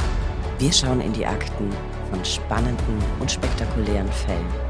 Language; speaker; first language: German; native; German